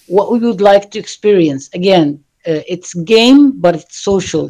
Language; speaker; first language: English; non-native, fluent; Arabic